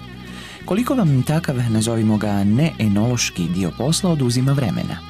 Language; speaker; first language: Croatian; native; Croatian